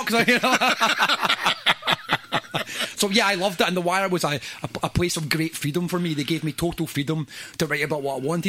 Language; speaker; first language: English; native; English